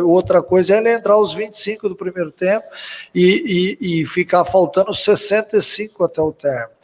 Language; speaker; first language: Portuguese; native; Portuguese